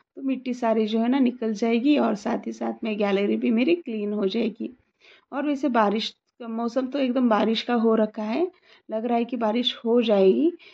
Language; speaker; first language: Hindi; non-native, local second language; Marathi